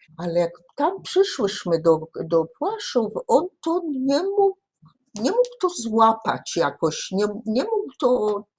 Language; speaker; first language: Polish; early bilingual, heritage; Polish